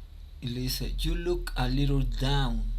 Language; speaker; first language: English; non-native, fluent; Spanish